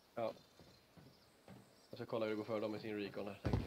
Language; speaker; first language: Swedish; native; Swedish